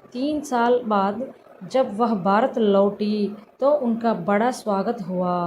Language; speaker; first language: Hindi; non-native, local second language; Telugu